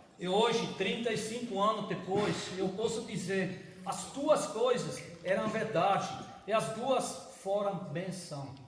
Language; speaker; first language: Portuguese; non-native, fluent; German